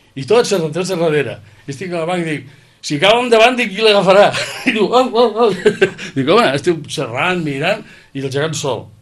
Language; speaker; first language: Catalan; native; Catalan